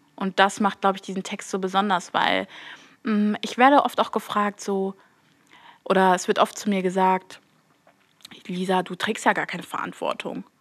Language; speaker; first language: German; native; German